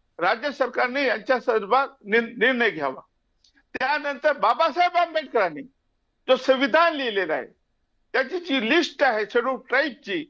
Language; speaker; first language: Marathi; non-native, local second language; Lambadi